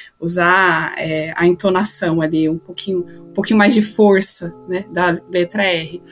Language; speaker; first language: Portuguese; native; Portuguese